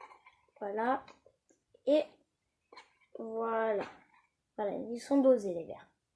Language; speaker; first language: French; native; French